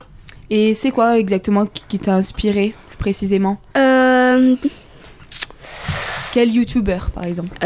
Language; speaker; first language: French; native; French